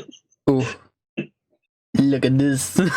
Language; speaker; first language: English; native; English